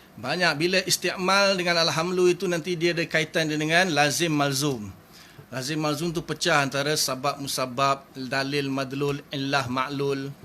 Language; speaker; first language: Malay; native; Malay